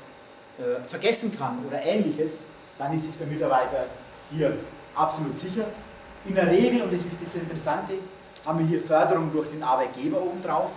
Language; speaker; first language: German; native; German